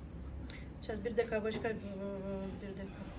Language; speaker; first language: Turkish; non-native, learner; Ukrainian